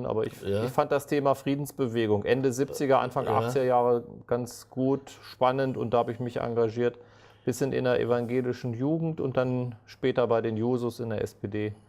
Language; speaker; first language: German; native; German